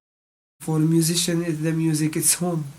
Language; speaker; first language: English; non-native, learner; Arabic